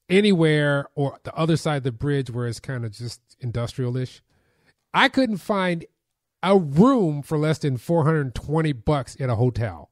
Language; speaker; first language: English; native; English